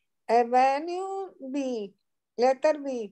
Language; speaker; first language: English; non-native, learner; Spanish